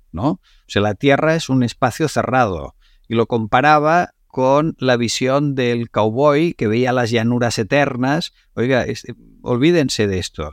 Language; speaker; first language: Spanish; non-native, local second language; Catalan